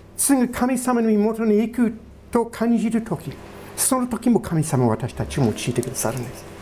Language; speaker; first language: Japanese; non-native, fluent; English